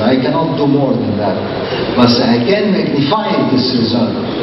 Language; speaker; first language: English; non-native, fluent; Arabic